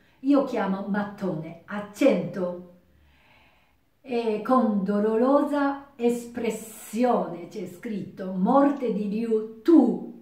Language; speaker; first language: Italian; non-native, learner; Japanese